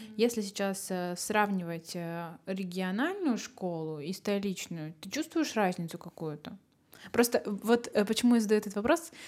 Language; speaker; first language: Russian; native; Russian